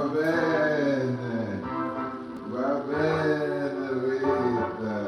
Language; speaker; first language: Italian; non-native, learner; Spanish